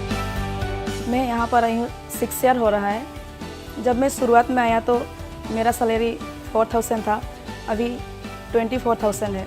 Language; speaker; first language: Hindi; non-native, local second language; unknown